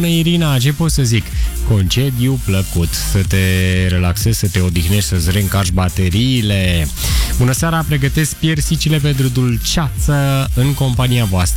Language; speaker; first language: Romanian; native; Romanian